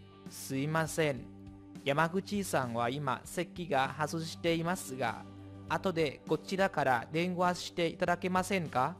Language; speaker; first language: Japanese; non-native, fluent; Vietnamese